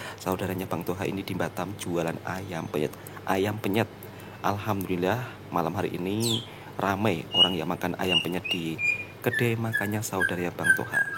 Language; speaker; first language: Indonesian; native; Indonesian